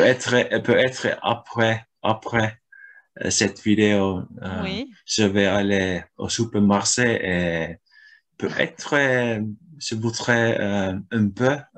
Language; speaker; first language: French; non-native, learner; Finnish